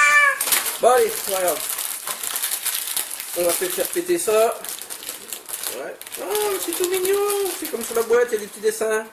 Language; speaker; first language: French; native; French